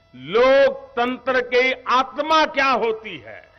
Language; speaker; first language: Hindi; non-native, local second language; Gujarati